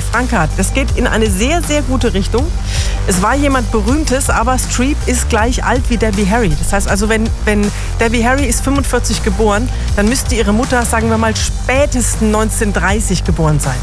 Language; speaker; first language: German; native; German